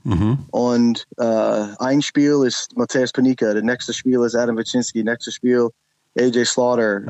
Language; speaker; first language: German; non-native, learner; English